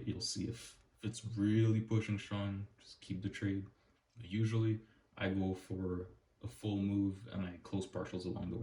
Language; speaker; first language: English; native; English